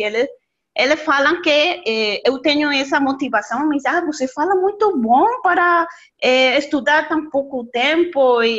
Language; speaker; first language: Portuguese; non-native, learner; Spanish